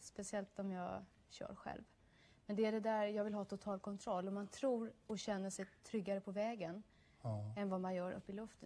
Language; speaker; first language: Swedish; native; Swedish